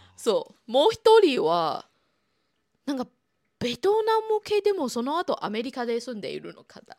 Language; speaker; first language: Japanese; non-native, fluent; Chinese